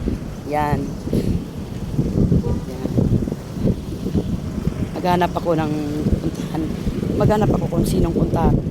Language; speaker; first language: Filipino; non-native, local second language; Hiligaynon